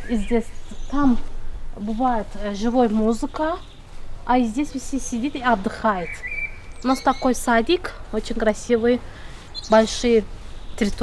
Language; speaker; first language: Russian; non-native, local second language; Azerbaijani